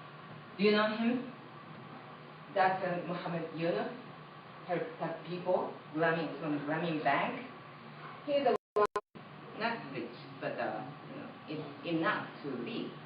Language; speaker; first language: English; non-native, fluent; Japanese